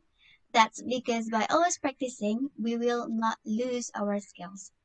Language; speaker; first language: English; non-native, learner; Indonesian